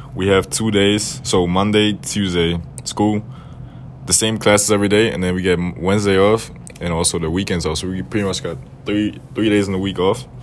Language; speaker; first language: English; non-native, fluent; German